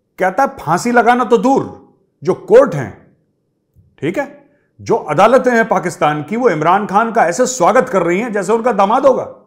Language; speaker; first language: Hindi; native; Hindi